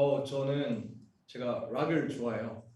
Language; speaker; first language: Korean; native; Korean